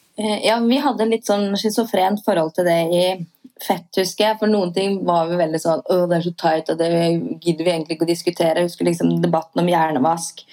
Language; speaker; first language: Norwegian; native; Norwegian